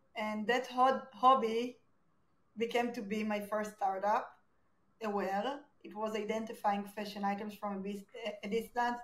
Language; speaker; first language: English; non-native, fluent; Hebrew